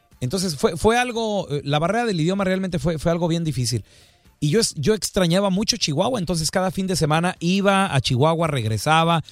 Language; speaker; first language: Spanish; native; Spanish